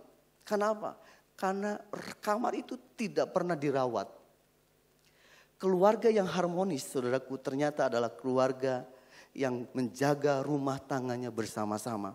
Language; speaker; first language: Indonesian; native; Indonesian